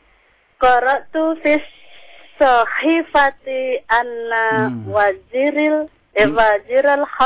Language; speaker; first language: Arabic; non-native, learner; Indonesian